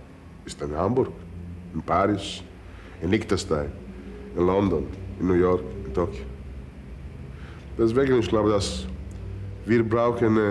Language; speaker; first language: German; non-native, learner; Italian